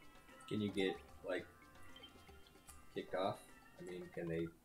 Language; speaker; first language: English; native; English